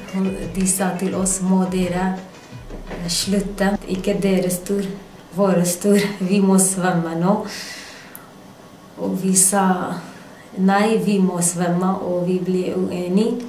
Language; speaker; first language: Norwegian; non-native, learner; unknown